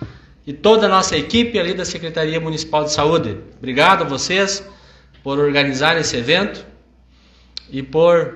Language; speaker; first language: Portuguese; native; Portuguese